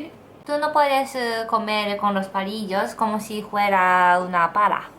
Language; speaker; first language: Spanish; non-native, learner; Japanese